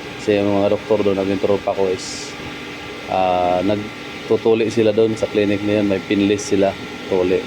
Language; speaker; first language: Filipino; non-native, local second language; Waray